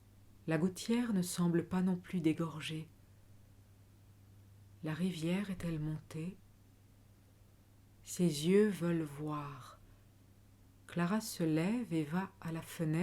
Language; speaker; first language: French; native; French